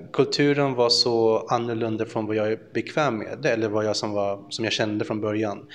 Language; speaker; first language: Swedish; early bilingual, other home language; Filipino